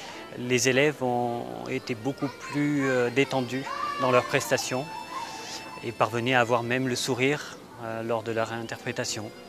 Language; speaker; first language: French; native; French